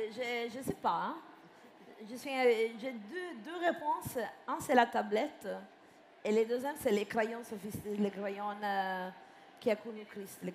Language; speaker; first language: French; non-native, fluent; Italian